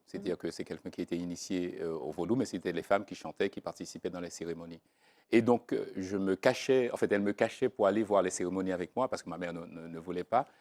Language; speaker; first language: French; non-native, local second language; Haitian Creole